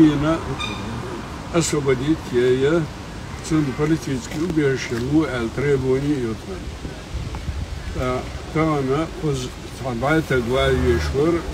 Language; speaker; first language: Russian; non-native, local second language; Chechen